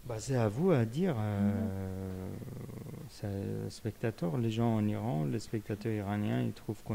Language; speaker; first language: French; non-native, fluent; Persian